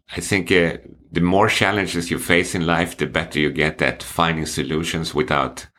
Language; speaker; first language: English; non-native, fluent; Swedish